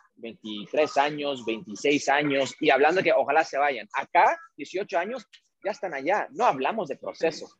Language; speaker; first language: Spanish; early bilingual, heritage; Spanish